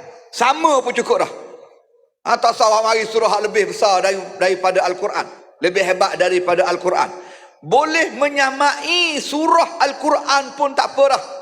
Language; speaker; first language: Malay; native; Malay